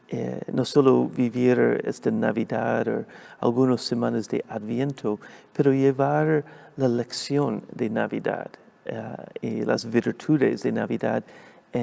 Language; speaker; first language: Spanish; non-native, fluent; English